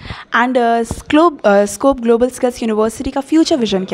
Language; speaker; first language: Hindi; native; Hindi